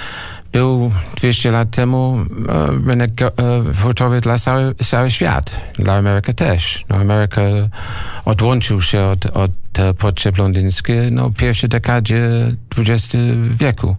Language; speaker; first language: Polish; non-native, learner; English